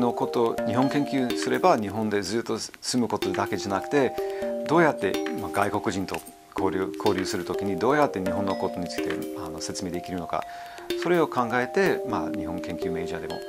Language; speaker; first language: Japanese; non-native, fluent; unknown